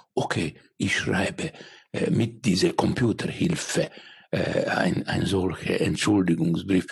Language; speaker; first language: German; non-native, learner; Finnish